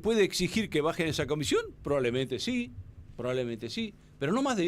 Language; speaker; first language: Spanish; native; Spanish